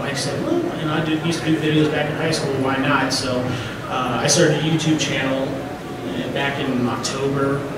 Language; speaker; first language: English; native; English